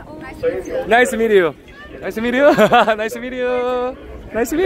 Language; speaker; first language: English; non-native, learner; Korean